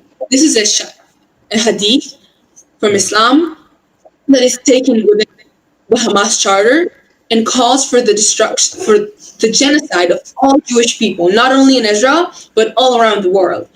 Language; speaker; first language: English; non-native, fluent; Hebrew